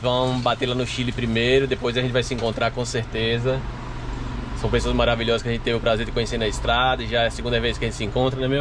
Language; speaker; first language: Portuguese; native; Portuguese